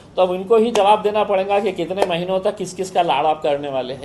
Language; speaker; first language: Hindi; non-native, local second language; Marathi